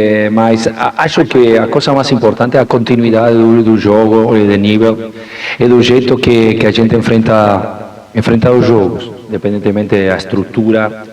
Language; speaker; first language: Portuguese; non-native, fluent; Spanish